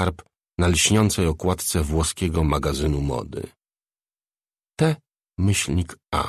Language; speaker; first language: Polish; native; Polish